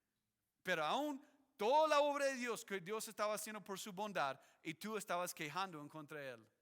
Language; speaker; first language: Spanish; non-native, fluent; English